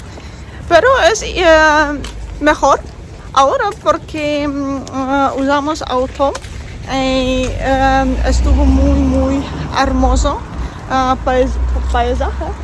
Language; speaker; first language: Spanish; non-native, learner; Russian